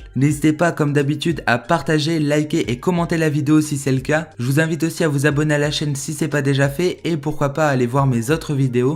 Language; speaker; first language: French; native; French